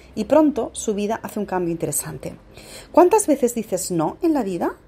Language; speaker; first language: Spanish; non-native, local second language; Catalan